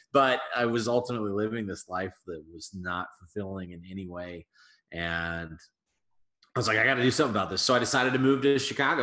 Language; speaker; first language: English; native; English